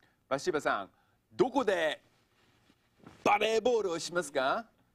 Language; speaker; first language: Japanese; non-native, fluent; English